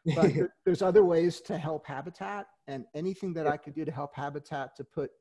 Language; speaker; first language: English; native; English